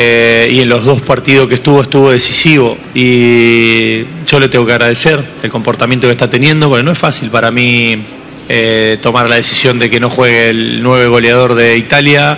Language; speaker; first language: Spanish; native; Spanish